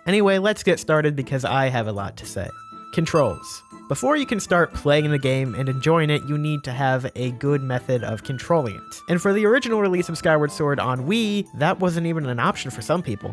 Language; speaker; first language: English; native; English